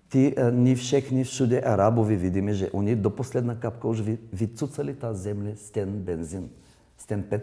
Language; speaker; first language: Czech; non-native, learner; Bulgarian